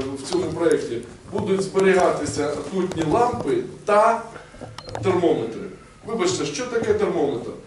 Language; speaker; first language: Ukrainian; native; Ukrainian